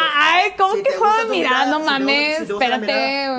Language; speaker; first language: Spanish; native; Spanish